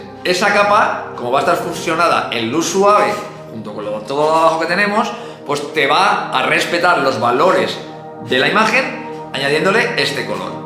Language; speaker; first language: Spanish; native; Spanish